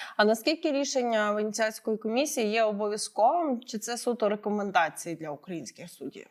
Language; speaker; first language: Ukrainian; native; Ukrainian